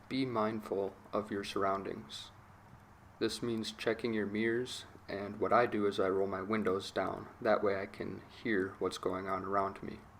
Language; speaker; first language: English; native; English